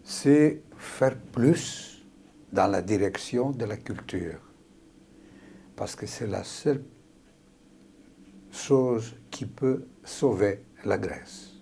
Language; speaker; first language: French; non-native, fluent; Greek